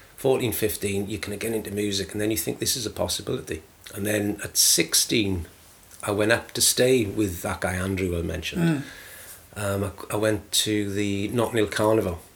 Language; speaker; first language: English; native; English